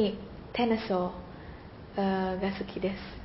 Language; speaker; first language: Japanese; non-native, learner; Indonesian